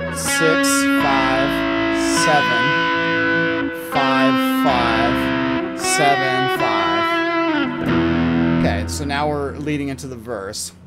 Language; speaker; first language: English; native; English